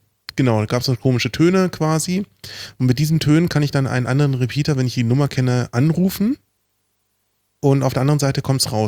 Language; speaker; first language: German; native; German